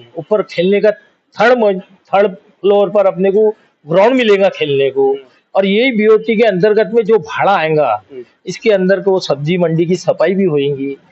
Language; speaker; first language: Hindi; native; Hindi